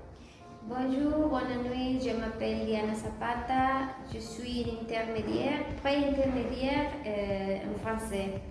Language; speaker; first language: French; non-native, learner; Spanish